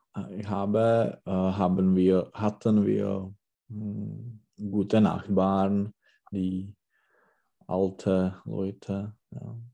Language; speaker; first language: German; non-native, learner; Czech